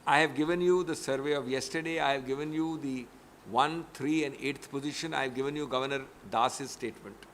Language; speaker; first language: English; non-native, local second language; Hindi